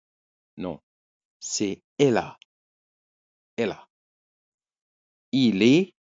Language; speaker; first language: French; non-native, fluent; Arabic